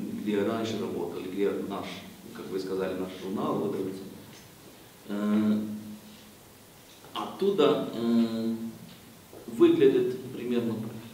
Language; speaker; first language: Russian; non-native, fluent; Swedish